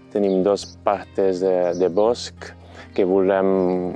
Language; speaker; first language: Catalan; non-native, fluent; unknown